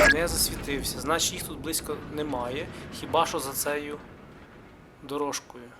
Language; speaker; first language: Ukrainian; non-native, local second language; Russian